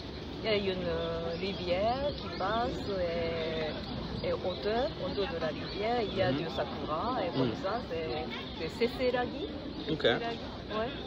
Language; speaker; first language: French; non-native, fluent; Japanese